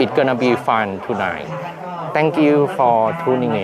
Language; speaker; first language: English; non-native, fluent; Thai